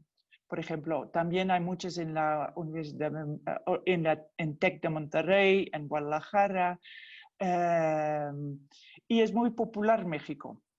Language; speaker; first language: Spanish; non-native, fluent; Dutch